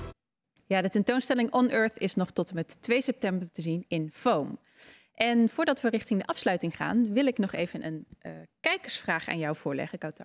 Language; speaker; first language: Dutch; native; Dutch